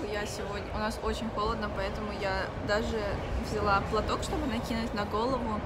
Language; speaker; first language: Russian; native; Russian